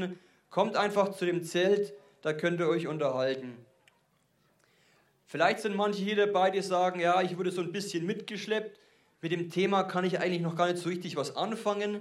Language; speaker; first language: German; native; German